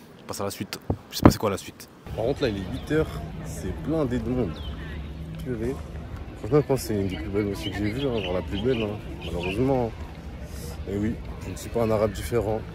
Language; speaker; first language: French; native; French